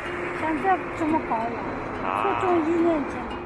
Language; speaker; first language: Chinese; non-native, local second language; Tibetan